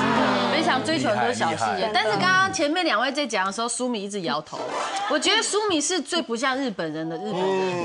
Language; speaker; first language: Chinese; native; Chinese